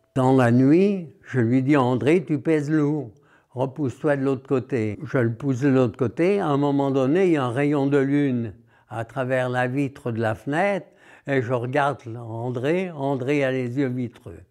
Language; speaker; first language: French; native; French